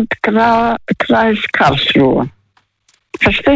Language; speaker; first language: German; non-native, fluent; Russian